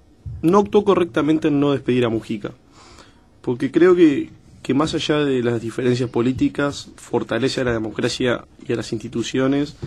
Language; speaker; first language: Spanish; native; Spanish